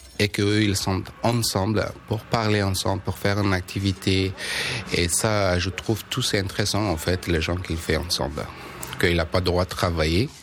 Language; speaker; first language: French; non-native, learner; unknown